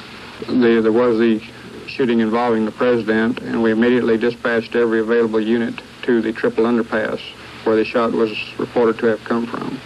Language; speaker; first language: English; native; English